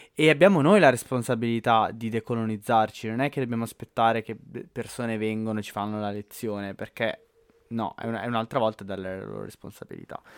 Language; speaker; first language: Italian; native; Italian